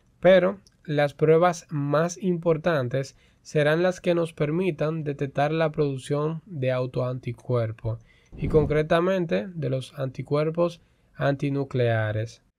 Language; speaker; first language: Spanish; native; Spanish